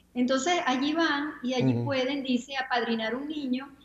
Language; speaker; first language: Spanish; native; Spanish